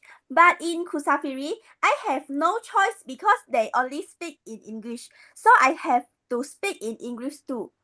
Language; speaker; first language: English; non-native, learner; Malay